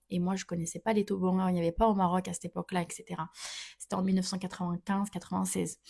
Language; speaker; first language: French; early bilingual, other home language; Arabic